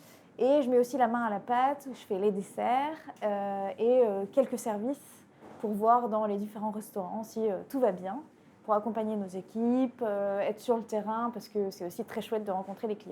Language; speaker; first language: French; native; French